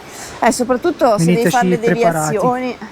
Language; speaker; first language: Italian; native; Italian